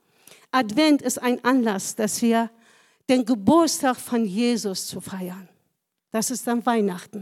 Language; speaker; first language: German; non-native, fluent; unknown